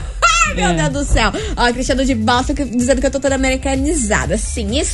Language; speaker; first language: Portuguese; native; Portuguese